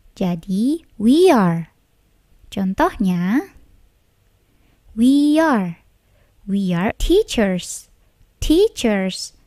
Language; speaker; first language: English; non-native, fluent; Indonesian